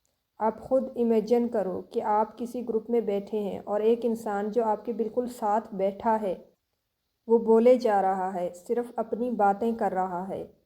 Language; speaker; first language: Urdu; native; Urdu